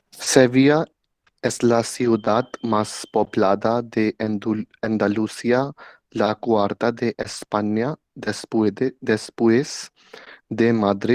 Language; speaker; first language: Spanish; non-native, learner; Hindi